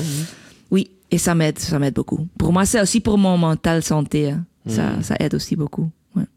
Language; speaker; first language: French; non-native, local second language; Dutch